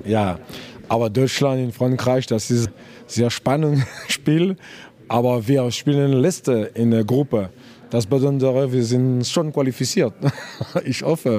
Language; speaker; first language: German; non-native, learner; French